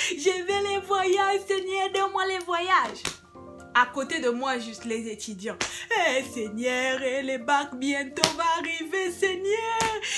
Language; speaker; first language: French; non-native, local second language; Lingala